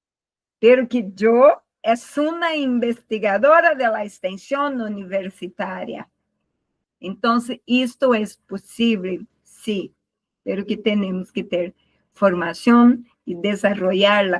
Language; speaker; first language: Spanish; non-native, learner; Portuguese